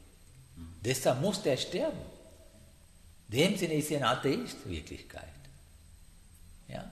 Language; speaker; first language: German; non-native, learner; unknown